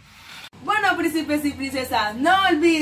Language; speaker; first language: Spanish; native; Spanish